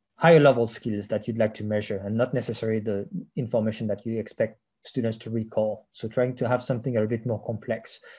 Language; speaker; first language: English; non-native, fluent; French